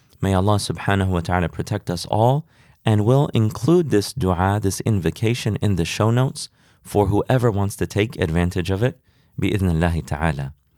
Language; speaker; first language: English; native; English